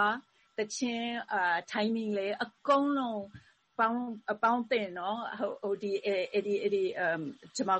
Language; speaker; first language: Burmese; non-native, learner; Thai